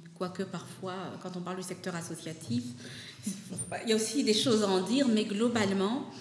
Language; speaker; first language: French; non-native, local second language; Lingala